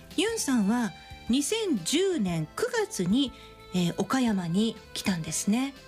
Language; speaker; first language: Japanese; native; Japanese